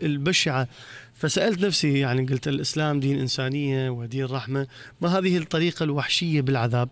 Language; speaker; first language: Arabic; native; Arabic